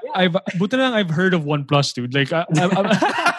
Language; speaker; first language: English; non-native, local second language; Filipino